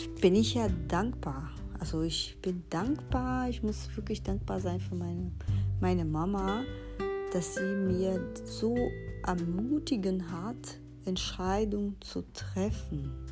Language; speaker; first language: German; non-native, fluent; Portuguese